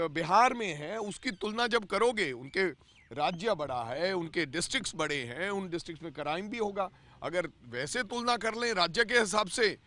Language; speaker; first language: Hindi; non-native, local second language; Punjabi